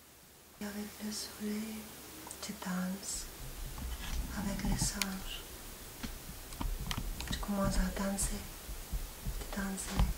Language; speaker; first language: French; non-native, fluent; Spanish